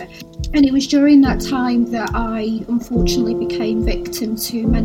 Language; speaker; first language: English; native; English